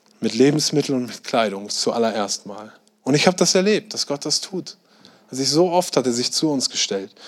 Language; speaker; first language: German; native; German